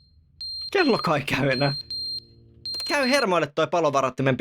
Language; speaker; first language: Finnish; native; Finnish